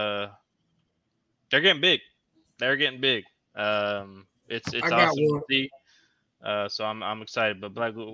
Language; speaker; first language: English; native; English